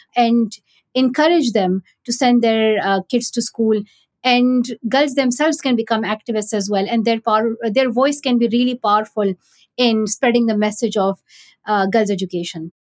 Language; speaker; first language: English; non-native, local second language; Pashto